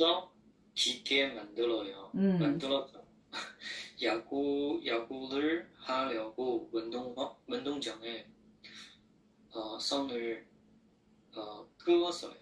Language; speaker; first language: Korean; non-native, learner; Chinese